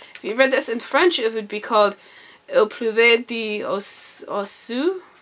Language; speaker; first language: English; native; English